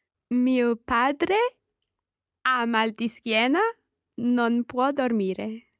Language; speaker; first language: Italian; non-native, learner; English